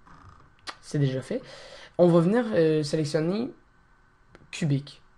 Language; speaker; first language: French; native; French